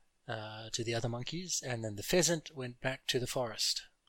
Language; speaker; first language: English; non-native, learner; Japanese